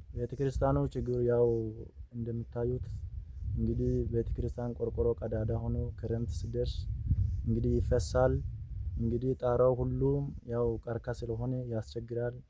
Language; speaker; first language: Amharic; non-native, local second language; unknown